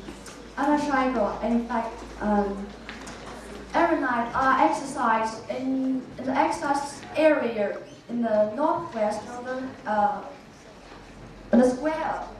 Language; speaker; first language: English; non-native, learner; Chinese